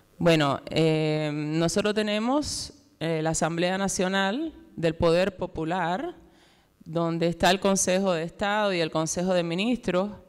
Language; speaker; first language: Spanish; native; Spanish